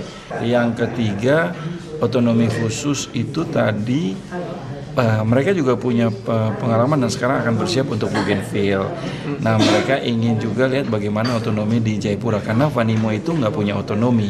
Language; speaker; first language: Indonesian; native; Indonesian